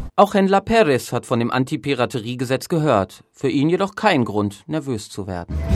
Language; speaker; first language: German; native; German